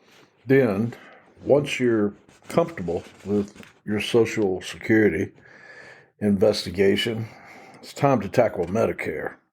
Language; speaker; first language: English; native; English